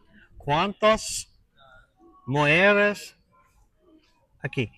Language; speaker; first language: Spanish; non-native, learner; English